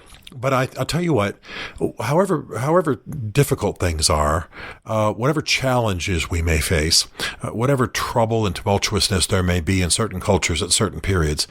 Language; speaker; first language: English; native; English